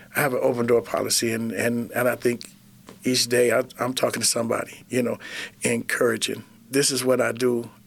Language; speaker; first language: English; native; English